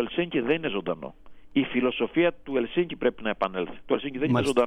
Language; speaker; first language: Greek; native; Greek